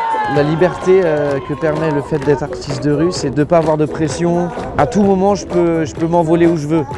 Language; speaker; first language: French; native; French